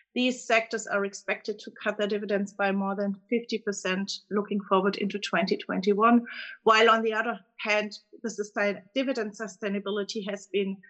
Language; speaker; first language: English; non-native, fluent; German